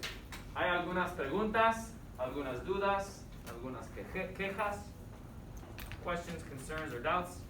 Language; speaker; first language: Spanish; non-native, fluent; English